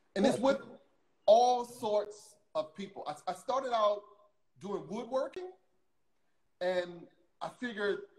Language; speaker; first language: English; native; English